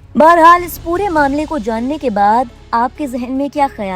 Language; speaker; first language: Hindi; native; Hindi